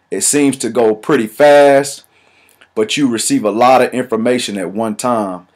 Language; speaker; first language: English; native; English